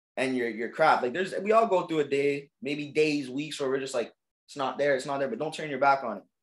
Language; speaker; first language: English; native; English